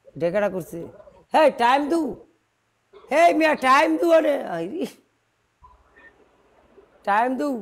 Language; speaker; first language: Hindi; non-native, learner; Bangla